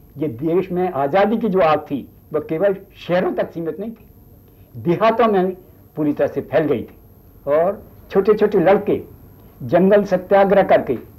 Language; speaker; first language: Hindi; native; Hindi